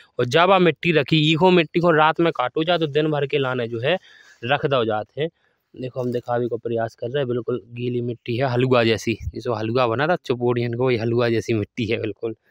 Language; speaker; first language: Hindi; native; Hindi